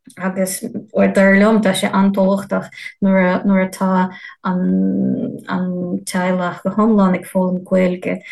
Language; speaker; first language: Irish; non-native, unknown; Ukrainian